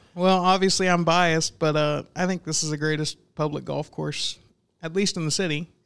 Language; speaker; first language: English; native; English